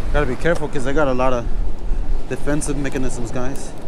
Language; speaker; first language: English; native; English